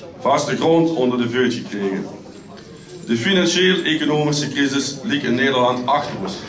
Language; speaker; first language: Dutch; native; Dutch